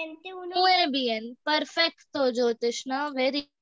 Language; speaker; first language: Spanish; non-native, fluent; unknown